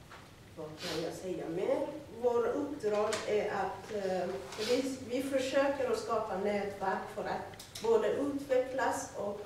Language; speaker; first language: Swedish; non-native, fluent; Persian